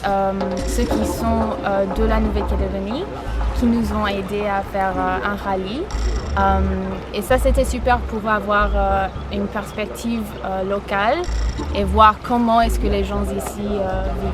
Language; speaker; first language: French; non-native, fluent; English